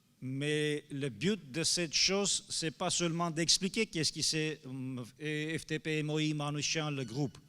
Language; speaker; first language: French; non-native, fluent; Armenian